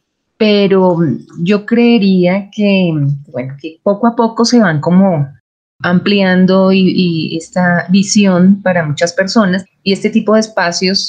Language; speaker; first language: Spanish; native; Spanish